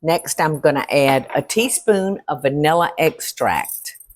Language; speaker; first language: English; native; English